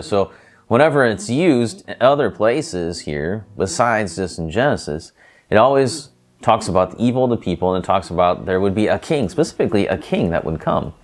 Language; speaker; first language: English; native; English